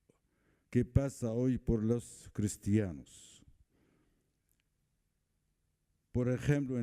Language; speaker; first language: Spanish; non-native, fluent; Arabic